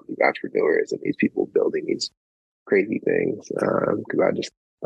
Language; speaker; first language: English; native; English